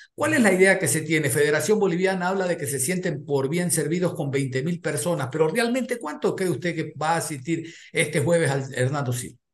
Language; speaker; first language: Spanish; native; Spanish